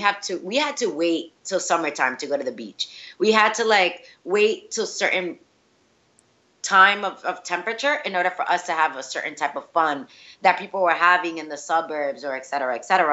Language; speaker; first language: English; early bilingual, other home language; Spanish